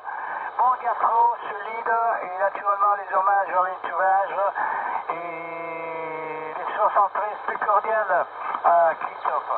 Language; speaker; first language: French; non-native, learner; Italian